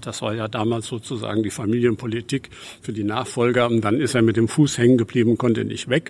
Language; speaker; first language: German; native; German